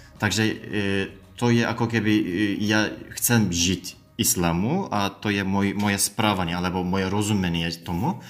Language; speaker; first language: Slovak; non-native, learner; Turkish